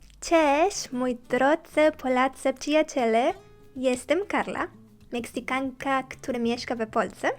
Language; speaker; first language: Polish; non-native, learner; Spanish